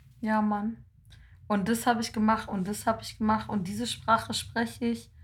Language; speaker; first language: German; native; German